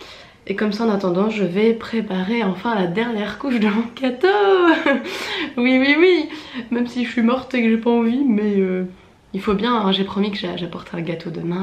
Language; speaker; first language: French; native; French